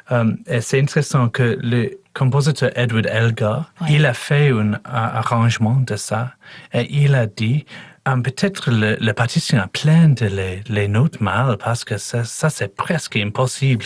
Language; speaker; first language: French; non-native, learner; English